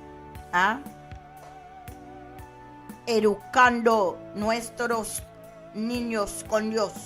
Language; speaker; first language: Spanish; non-native, learner; Haitian Creole